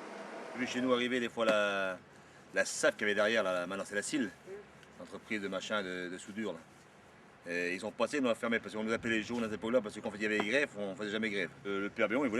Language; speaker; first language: French; native; French